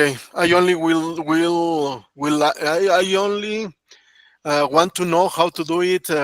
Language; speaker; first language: English; non-native, learner; Spanish